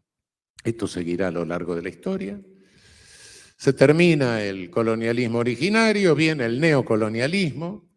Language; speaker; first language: Spanish; native; Spanish